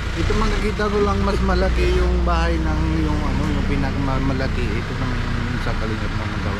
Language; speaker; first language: Filipino; non-native, learner; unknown